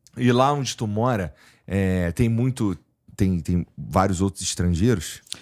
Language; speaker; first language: Portuguese; native; Portuguese